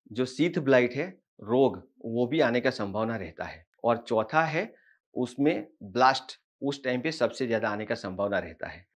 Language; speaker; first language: Hindi; non-native, local second language; Marathi